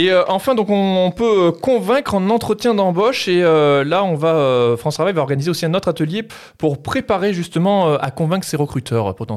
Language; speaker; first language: French; native; French